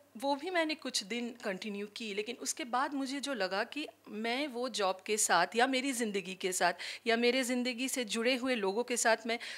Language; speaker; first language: Hindi; non-native, local second language; Bangla